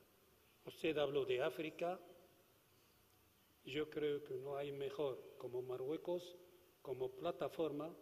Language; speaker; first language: Spanish; non-native, fluent; Arabic